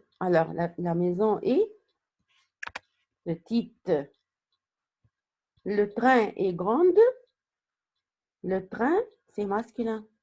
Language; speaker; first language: French; non-native, fluent; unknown